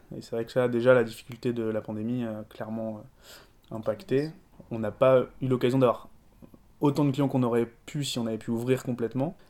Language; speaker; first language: French; native; French